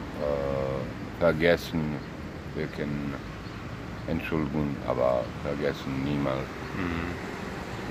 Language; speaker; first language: German; non-native, learner; Bosnian